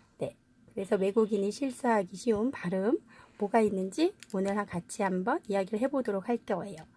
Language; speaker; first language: Korean; native; Korean